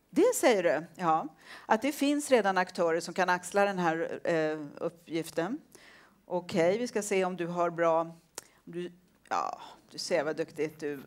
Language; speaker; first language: Swedish; native; Swedish